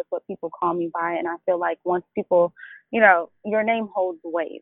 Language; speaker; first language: English; native; English